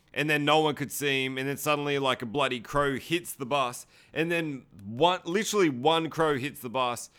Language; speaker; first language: English; native; English